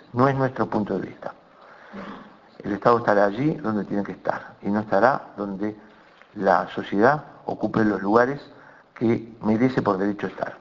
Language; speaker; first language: Spanish; native; Spanish